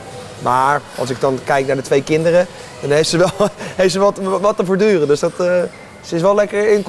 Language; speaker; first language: Dutch; native; Dutch